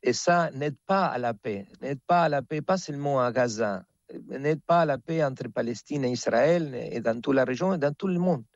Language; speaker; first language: French; non-native, fluent; Spanish